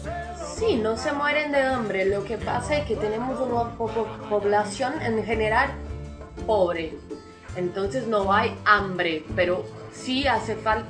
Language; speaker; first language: Spanish; non-native, fluent; Portuguese